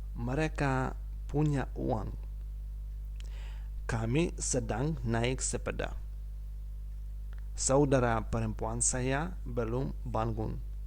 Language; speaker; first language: Indonesian; non-native, fluent; Ukrainian